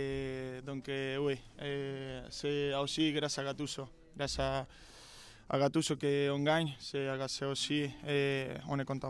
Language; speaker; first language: French; non-native, learner; Spanish